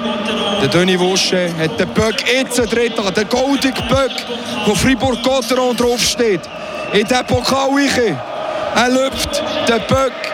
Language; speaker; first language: German; native; German